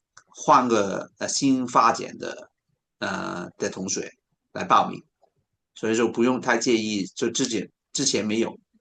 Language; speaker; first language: Chinese; non-native, local second language; Cantonese